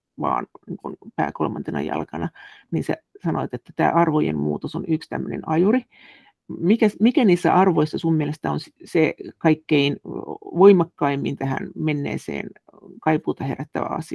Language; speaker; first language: Finnish; native; Finnish